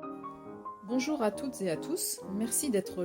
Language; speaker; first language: French; native; French